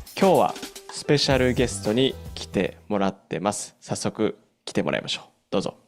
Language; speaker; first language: Japanese; native; Japanese